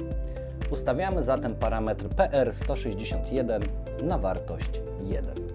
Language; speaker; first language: Polish; native; Polish